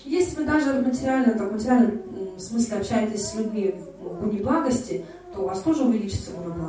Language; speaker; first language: Russian; native; Russian